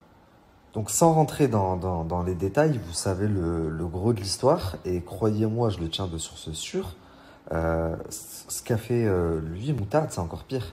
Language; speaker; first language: French; native; French